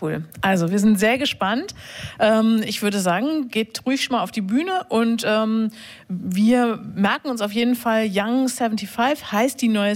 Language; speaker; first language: German; native; German